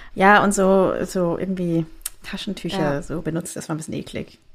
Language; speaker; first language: German; native; German